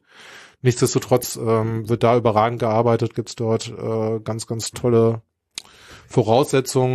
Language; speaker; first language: German; native; German